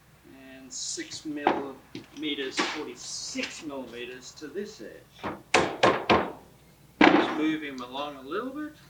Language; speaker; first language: English; native; English